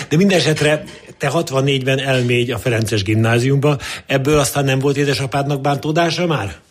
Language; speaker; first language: Hungarian; native; Hungarian